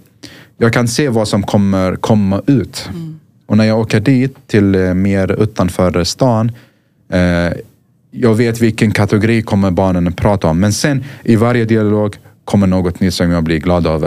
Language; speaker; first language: Swedish; non-native, fluent; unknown